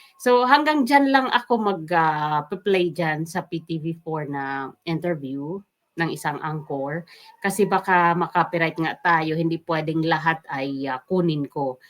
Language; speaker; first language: Filipino; native; Filipino